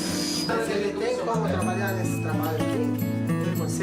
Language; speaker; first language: Portuguese; early bilingual, other home language; Arabic